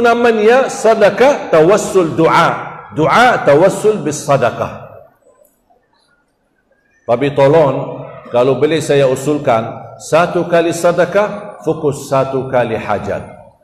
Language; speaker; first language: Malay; non-native, fluent; Arabic